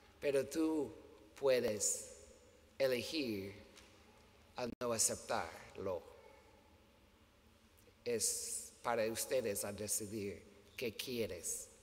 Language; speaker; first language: Spanish; non-native, learner; English